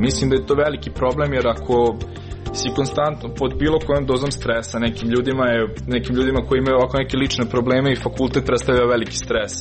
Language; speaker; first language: Serbian; native; Serbian